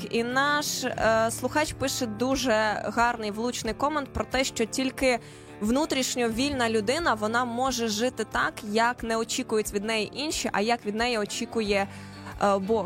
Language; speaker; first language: Ukrainian; native; Ukrainian